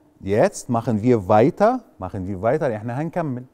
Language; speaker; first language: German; non-native, fluent; Arabic